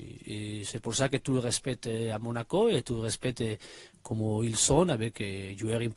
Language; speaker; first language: French; non-native, learner; Spanish